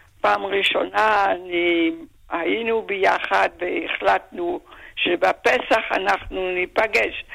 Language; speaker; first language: Hebrew; non-native, fluent; German